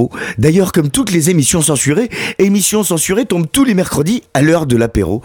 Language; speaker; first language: French; native; French